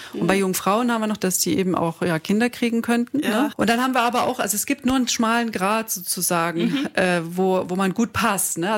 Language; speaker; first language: German; native; German